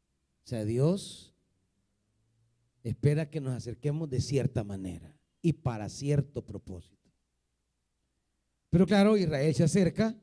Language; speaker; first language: Spanish; native; Spanish